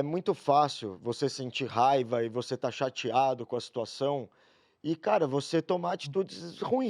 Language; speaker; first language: Portuguese; native; Portuguese